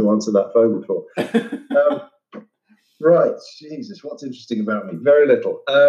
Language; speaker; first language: English; native; English